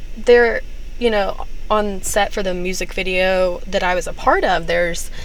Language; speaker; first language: English; native; English